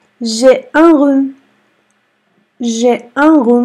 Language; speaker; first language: French; non-native, fluent; Arabic